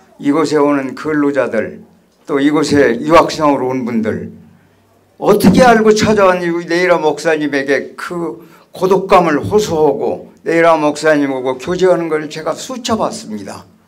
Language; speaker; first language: Korean; native; Korean